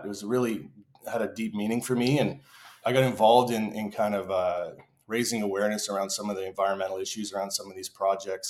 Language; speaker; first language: English; native; English